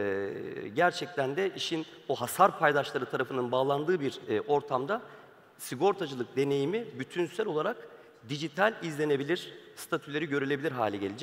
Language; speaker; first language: Turkish; native; Turkish